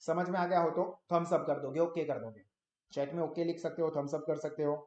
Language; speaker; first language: Hindi; non-native, local second language; Gujarati